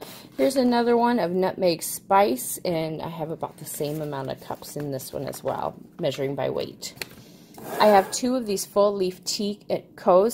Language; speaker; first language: English; native; English